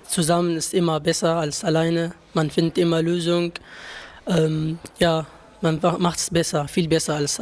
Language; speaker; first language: German; non-native, learner; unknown